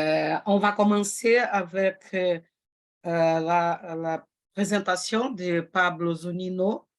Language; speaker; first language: French; non-native, fluent; Portuguese